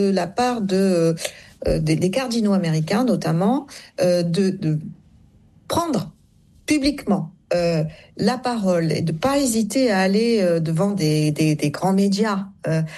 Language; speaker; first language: French; native; French